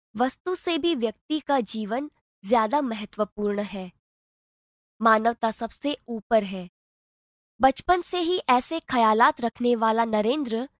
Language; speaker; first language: Hindi; non-native, local second language; Gujarati